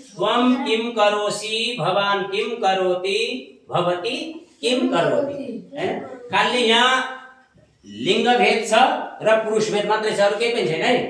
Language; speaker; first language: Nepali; native; Nepali